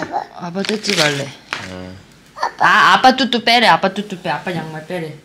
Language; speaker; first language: Korean; native; Korean